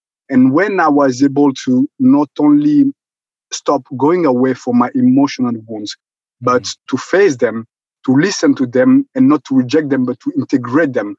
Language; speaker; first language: English; non-native, local second language; Kinyarwanda